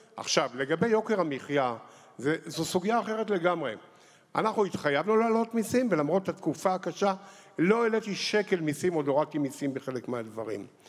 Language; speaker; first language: Hebrew; native; Hebrew